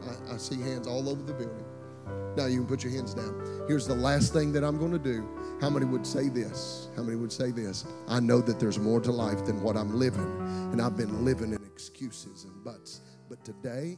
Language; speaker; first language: English; native; English